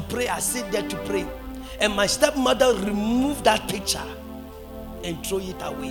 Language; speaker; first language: English; non-native, local second language; Akan